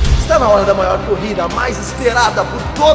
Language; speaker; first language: Portuguese; native; Portuguese